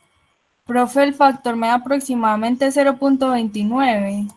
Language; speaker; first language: Spanish; native; Spanish